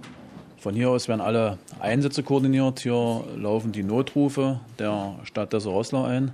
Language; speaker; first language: German; native; German